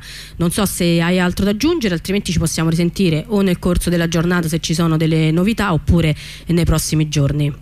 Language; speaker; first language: Italian; native; Italian